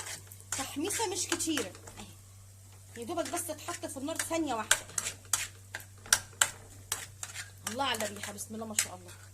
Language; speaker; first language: Arabic; native; Arabic